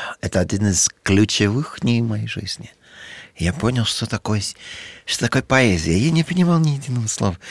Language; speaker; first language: Russian; non-native, fluent; English